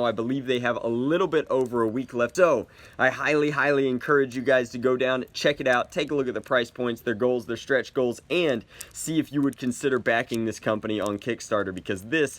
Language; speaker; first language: English; native; English